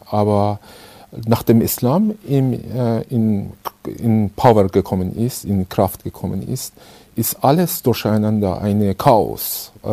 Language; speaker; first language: German; non-native, fluent; Persian